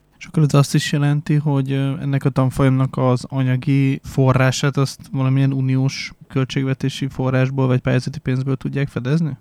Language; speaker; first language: Hungarian; native; Hungarian